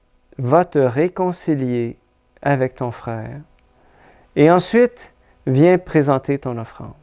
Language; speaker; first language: French; native; French